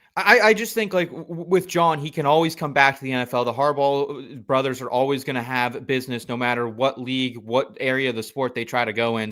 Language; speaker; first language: English; native; English